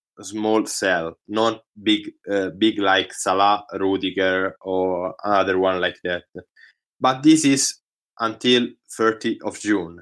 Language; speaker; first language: English; non-native, learner; Italian